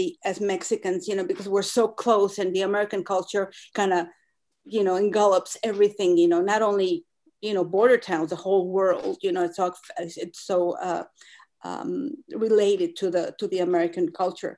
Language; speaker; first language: English; non-native, fluent; Spanish